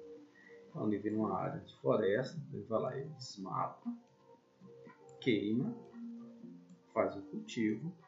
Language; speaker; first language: Portuguese; native; Portuguese